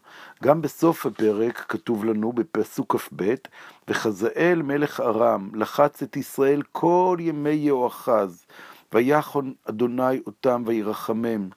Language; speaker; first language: Hebrew; native; Hebrew